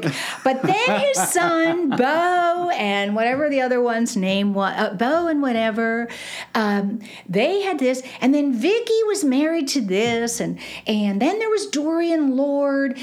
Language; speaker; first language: English; native; English